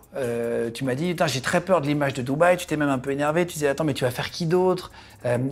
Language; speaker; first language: French; native; French